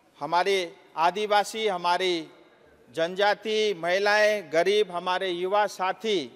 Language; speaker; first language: Hindi; non-native, local second language; Nepali